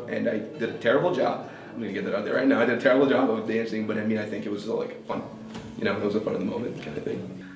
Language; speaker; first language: English; native; English